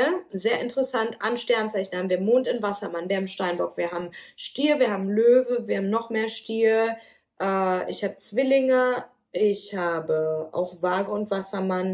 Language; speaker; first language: German; native; German